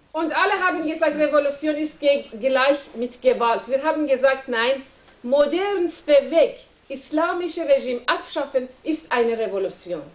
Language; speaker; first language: German; non-native, learner; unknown